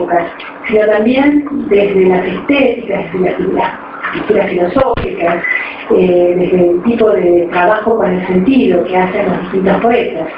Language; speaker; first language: Spanish; native; Spanish